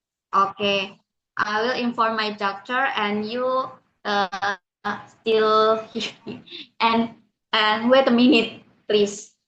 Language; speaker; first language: English; non-native, learner; Indonesian